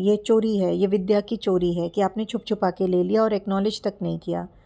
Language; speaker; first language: Hindi; native; Hindi